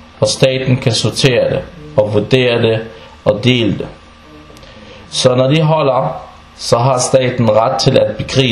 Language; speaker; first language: Danish; non-native, fluent; Arabic